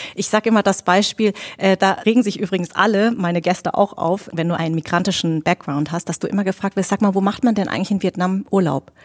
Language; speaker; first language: German; native; German